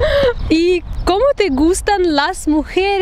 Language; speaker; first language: Spanish; non-native, fluent; Russian